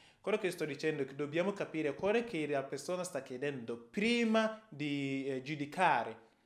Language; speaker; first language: Italian; non-native, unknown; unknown